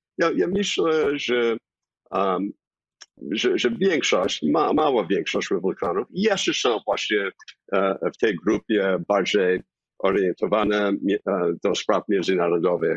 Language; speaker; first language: Polish; non-native, fluent; English